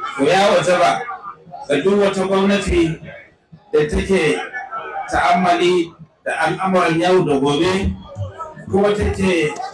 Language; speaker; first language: Hausa; native; Hausa